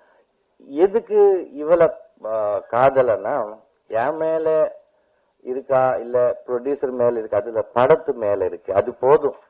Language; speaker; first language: Tamil; non-native, learner; Telugu